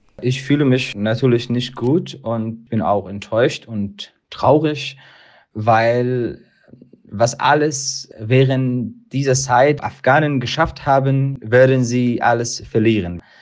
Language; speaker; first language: German; non-native, learner; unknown